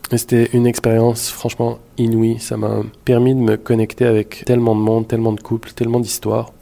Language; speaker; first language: French; native; French